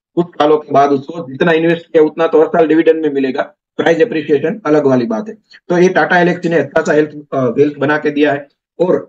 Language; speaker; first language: Hindi; non-native, local second language; Gujarati